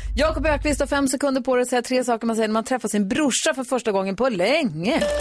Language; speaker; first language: Swedish; native; Swedish